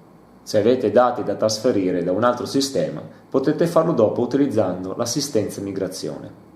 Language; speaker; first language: Italian; native; Italian